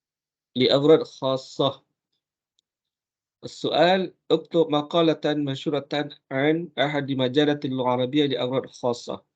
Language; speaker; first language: Arabic; non-native, fluent; Malay